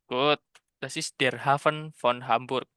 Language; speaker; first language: German; non-native, fluent; Indonesian